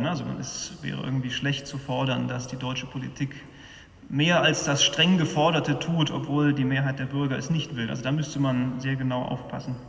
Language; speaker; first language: German; native; German